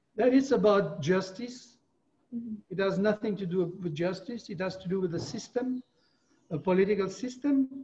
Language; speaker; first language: English; non-native, fluent; French